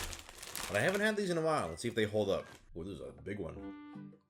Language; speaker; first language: English; native; English